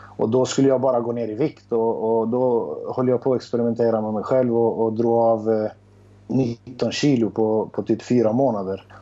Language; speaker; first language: Swedish; early bilingual, other home language; Albanian